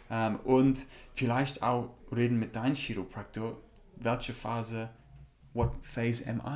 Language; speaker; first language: German; non-native, learner; English